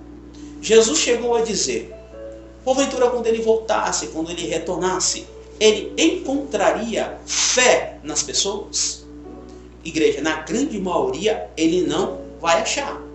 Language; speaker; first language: Portuguese; native; Portuguese